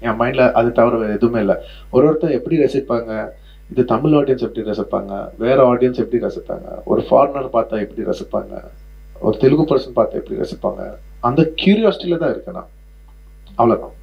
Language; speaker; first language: Tamil; non-native, local second language; Telugu